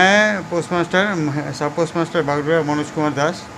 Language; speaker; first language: Hindi; non-native, local second language; Bangla